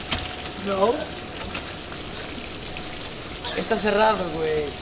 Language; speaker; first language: Spanish; native; Spanish